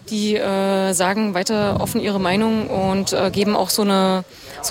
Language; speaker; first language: German; native; German